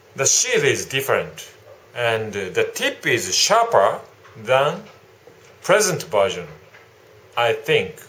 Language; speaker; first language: English; non-native, learner; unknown